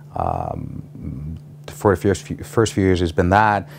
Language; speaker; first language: English; non-native, fluent; Dutch